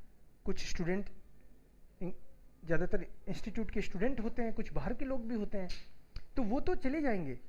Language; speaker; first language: Hindi; native; Hindi